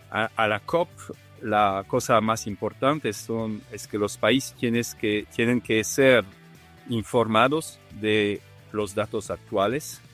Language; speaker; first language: Spanish; non-native, fluent; Italian